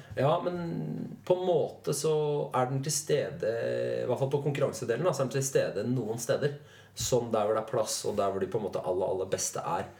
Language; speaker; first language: Norwegian; native; Norwegian